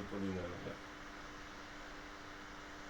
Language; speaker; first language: Spanish; non-native, fluent; English